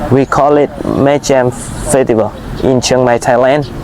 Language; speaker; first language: English; non-native, learner; Thai